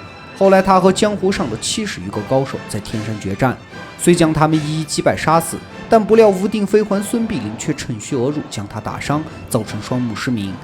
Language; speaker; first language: Chinese; native; Chinese